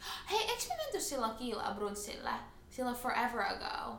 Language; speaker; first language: Finnish; early bilingual, heritage; Finnish